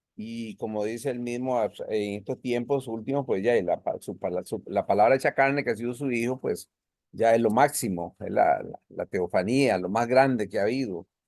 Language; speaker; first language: Spanish; native; Spanish